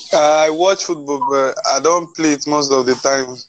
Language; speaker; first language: English; non-native, local second language; Igbo